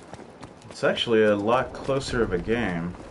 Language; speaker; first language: English; native; English